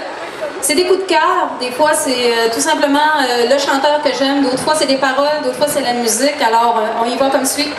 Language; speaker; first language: French; native; French